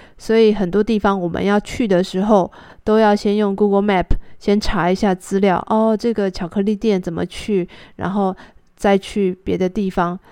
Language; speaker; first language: Chinese; native; Chinese